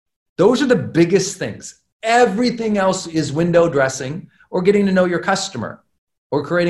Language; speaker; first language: English; native; English